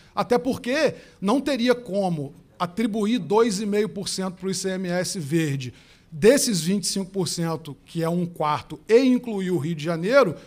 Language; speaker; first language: Portuguese; native; Portuguese